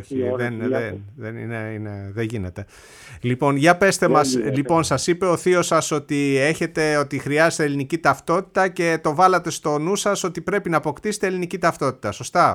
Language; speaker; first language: Greek; native; Greek